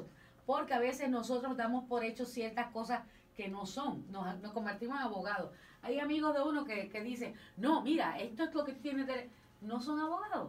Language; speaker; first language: Spanish; native; Spanish